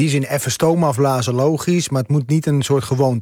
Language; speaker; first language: Dutch; native; Dutch